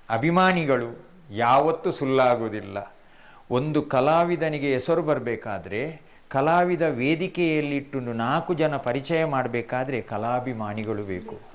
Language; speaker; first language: Kannada; non-native, local second language; Tulu